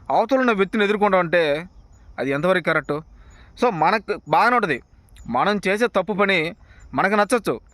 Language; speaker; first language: Telugu; native; Telugu